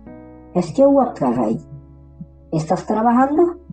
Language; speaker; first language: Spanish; non-native, learner; Haitian Creole